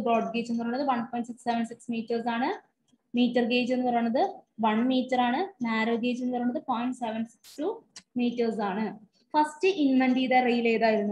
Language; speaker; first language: Malayalam; native; Malayalam